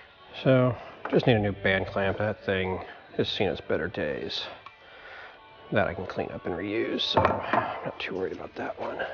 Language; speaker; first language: English; native; English